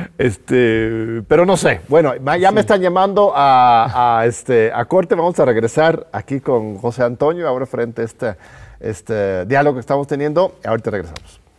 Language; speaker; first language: Spanish; non-native, fluent; English